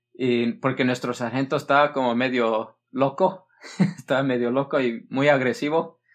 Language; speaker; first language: Spanish; early bilingual, heritage; Spanish